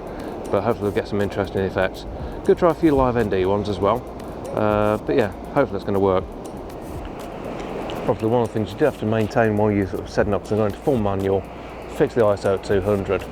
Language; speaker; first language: English; native; English